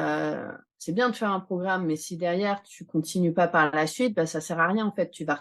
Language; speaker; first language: French; native; French